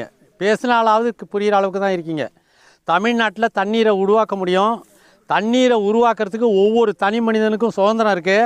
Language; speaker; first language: Tamil; native; Tamil